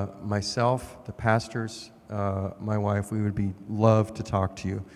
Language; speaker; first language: English; native; English